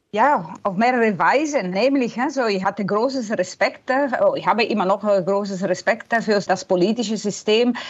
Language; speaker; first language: German; non-native, fluent; Italian